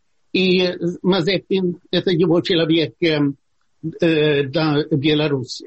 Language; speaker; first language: Russian; non-native, fluent; Swedish